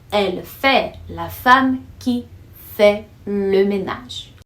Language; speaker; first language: French; non-native, fluent; Portuguese